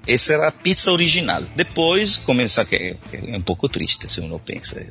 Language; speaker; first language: Portuguese; non-native, fluent; Italian